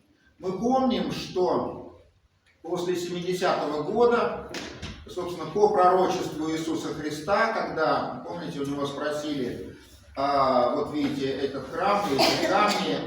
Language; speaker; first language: Russian; native; Russian